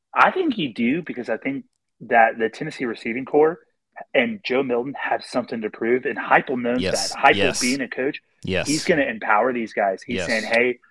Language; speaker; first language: English; native; English